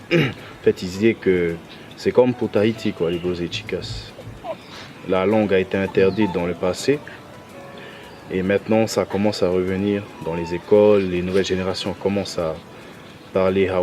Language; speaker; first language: French; native; French